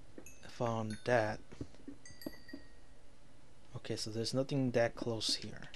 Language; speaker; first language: English; native; English